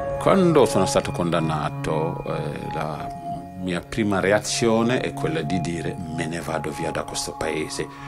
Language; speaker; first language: Italian; non-native, fluent; Wolof